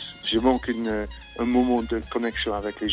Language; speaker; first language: French; non-native, fluent; English